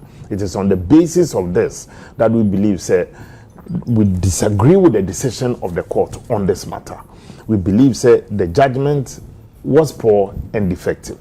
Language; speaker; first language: English; non-native, local second language; Akan